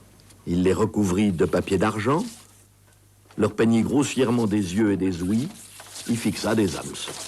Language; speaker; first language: French; native; French